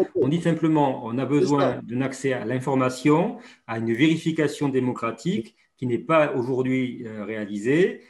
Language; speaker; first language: French; native; French